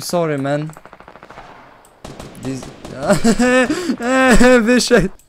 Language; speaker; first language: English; non-native, learner; Polish